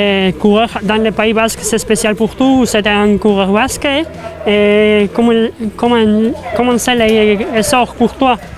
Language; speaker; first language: French; non-native, learner; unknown